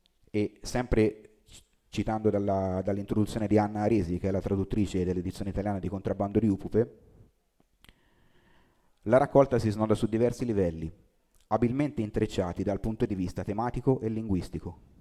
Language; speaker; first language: Italian; native; Italian